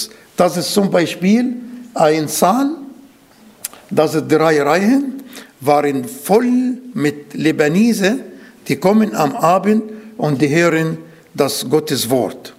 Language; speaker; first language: German; non-native, fluent; Arabic